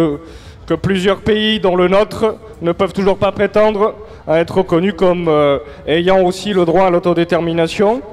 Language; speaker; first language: French; native; French